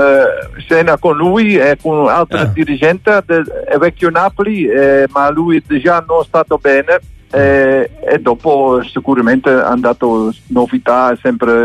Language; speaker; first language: Italian; non-native, learner; Dutch